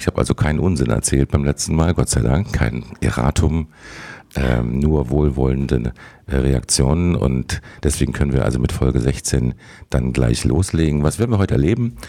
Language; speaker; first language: German; native; German